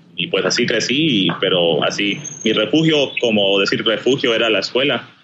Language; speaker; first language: Spanish; early bilingual, heritage; Spanish